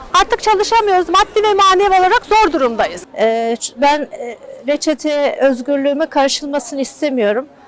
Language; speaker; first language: Turkish; non-native, local second language; Kurdish